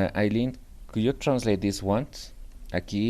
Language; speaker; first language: English; non-native, learner; Spanish